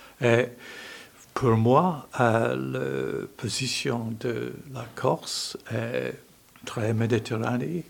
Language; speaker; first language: French; non-native, learner; English